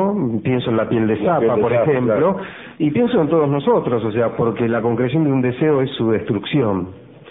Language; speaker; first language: Spanish; native; Spanish